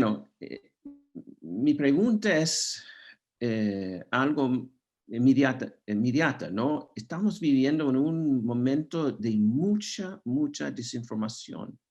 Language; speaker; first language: Spanish; non-native, fluent; English